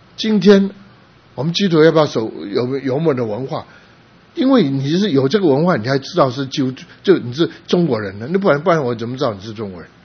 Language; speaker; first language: Chinese; early bilingual, other home language; Cantonese